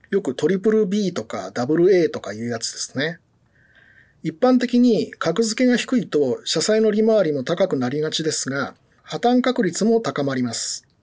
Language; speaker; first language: Japanese; native; Japanese